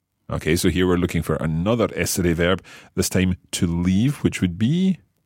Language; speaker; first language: English; native; English